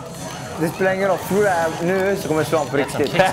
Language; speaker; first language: Swedish; native; Swedish